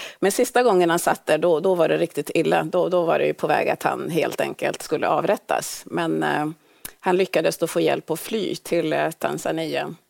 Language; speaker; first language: Swedish; early bilingual, other home language; Swahili